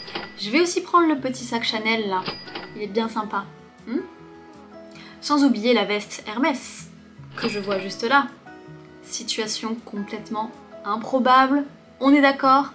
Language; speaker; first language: French; native; French